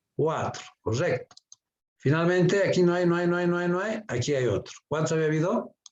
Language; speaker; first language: Spanish; native; Spanish